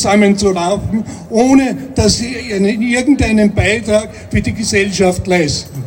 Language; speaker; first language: German; native; German